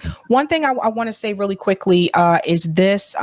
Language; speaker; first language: English; native; English